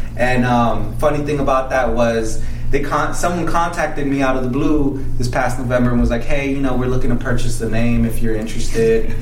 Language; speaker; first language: English; early bilingual, other home language; Spanish